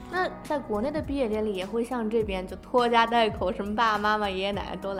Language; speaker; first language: Chinese; native; Chinese